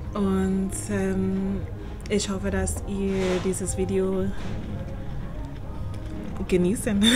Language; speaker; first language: German; non-native, learner; English